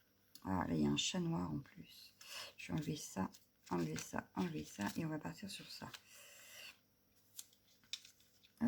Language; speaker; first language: French; native; French